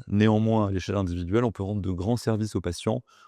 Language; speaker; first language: French; native; French